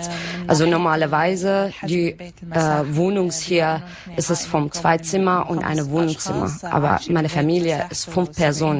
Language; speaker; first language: German; non-native, learner; Arabic